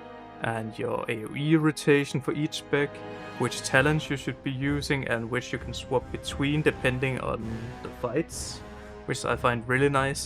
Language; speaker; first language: English; non-native, fluent; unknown